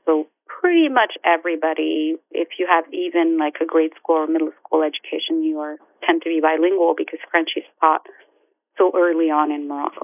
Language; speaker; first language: English; non-native, fluent; Arabic